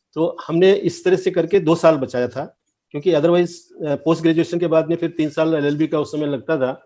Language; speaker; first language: Hindi; native; Hindi